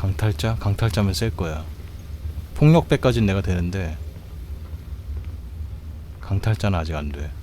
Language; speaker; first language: Korean; native; Korean